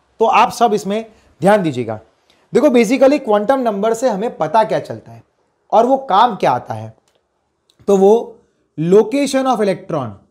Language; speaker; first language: Hindi; non-native, local second language; Gujarati